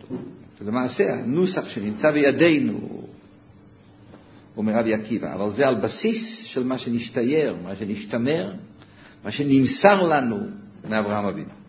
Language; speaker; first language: Hebrew; native; Hebrew